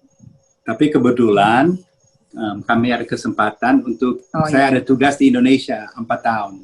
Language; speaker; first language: Indonesian; early bilingual, heritage; Indonesian